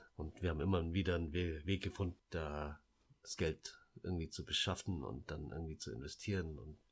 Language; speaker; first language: German; early bilingual, other home language; Lao